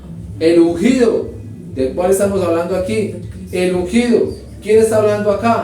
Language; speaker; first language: Spanish; native; Spanish